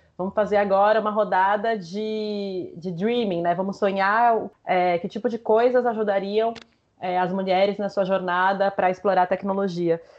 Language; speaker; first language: Portuguese; early bilingual, other home language; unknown